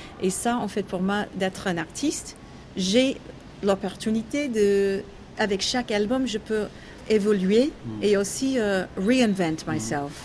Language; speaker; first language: French; non-native, learner; English